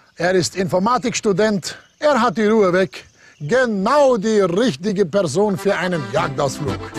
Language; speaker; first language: German; non-native, fluent; Slovenian